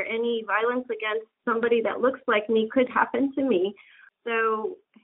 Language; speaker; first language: English; early bilingual, other home language; Japanese